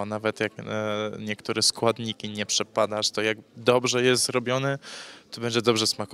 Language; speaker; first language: Polish; early bilingual, heritage; English